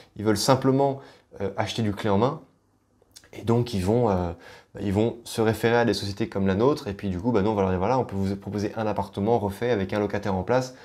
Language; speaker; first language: French; native; French